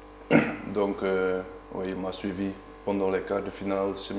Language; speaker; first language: French; non-native, learner; Dutch